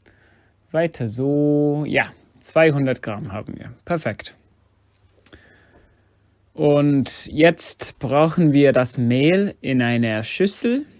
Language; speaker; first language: German; non-native, fluent; English